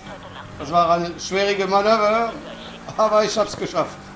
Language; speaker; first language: German; non-native, fluent; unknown